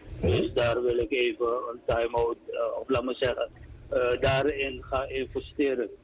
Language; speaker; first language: Dutch; native; Dutch